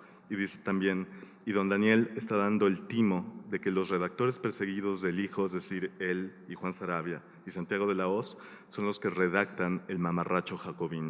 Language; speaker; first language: Spanish; native; Spanish